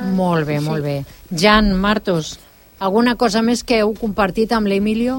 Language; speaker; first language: Catalan; native; Catalan